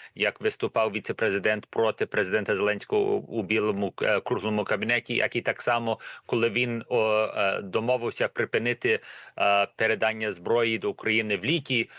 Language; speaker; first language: Ukrainian; early bilingual, heritage; Ukrainian